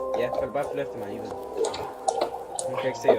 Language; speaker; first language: Danish; native; Danish